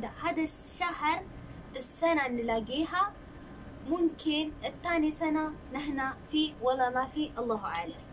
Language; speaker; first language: Arabic; non-native, learner; Amharic